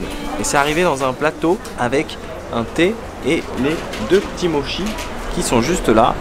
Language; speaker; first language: French; native; French